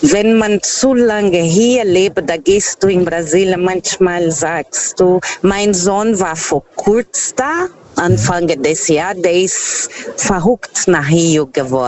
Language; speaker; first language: German; non-native, learner; Portuguese